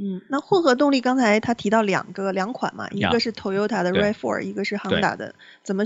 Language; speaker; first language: Chinese; native; Chinese